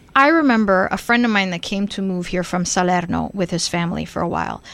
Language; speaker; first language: English; early bilingual, other home language; Italian